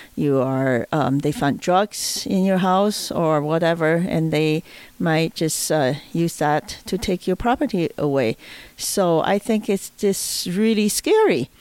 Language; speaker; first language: English; non-native, fluent; Chinese